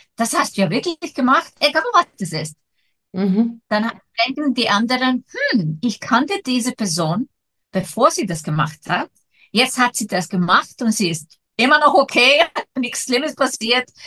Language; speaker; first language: German; non-native, fluent; Icelandic